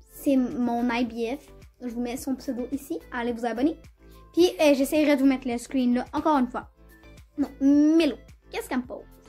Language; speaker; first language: French; native; French